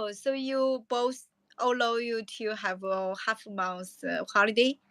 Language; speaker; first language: English; non-native, learner; Chinese